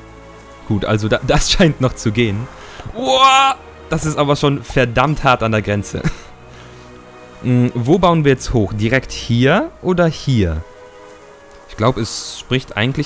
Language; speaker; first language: German; native; German